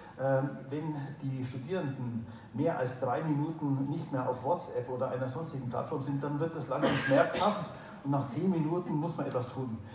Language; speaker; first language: German; native; German